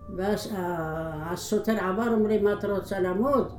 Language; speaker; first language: Hebrew; non-native, fluent; Arabic